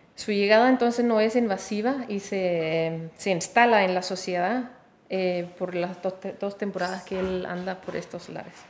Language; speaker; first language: Spanish; non-native, fluent; Danish